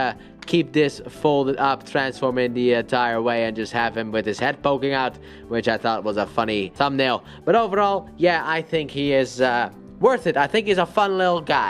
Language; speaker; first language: English; native; English